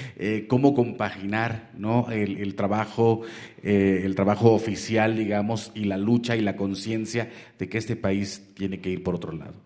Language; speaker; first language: Spanish; non-native, local second language; Nahuatl languages